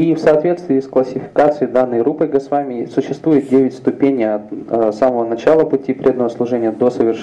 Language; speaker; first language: Russian; native; Russian